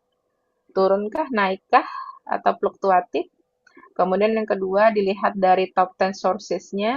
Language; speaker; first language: Indonesian; native; Indonesian